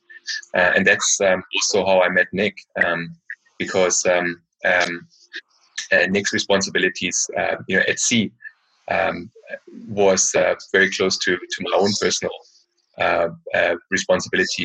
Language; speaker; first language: English; non-native, fluent; German